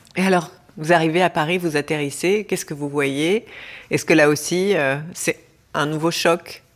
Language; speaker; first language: French; native; French